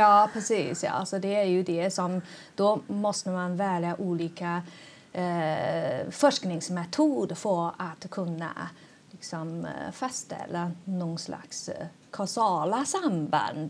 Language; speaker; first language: Swedish; non-native, fluent; Chinese